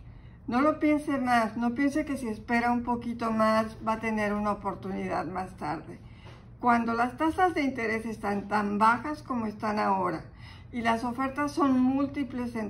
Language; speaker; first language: Spanish; native; Spanish